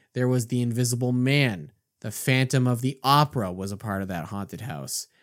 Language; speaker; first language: English; native; English